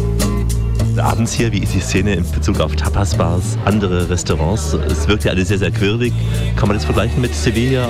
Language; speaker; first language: German; native; German